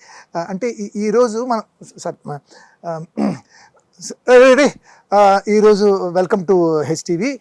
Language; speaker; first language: Telugu; non-native, fluent; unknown